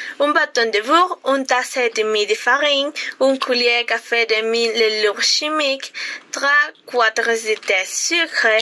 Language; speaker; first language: French; non-native, learner; Spanish